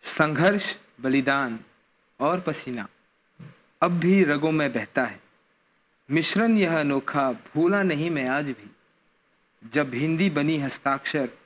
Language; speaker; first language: Hindi; non-native, local second language; Morisyen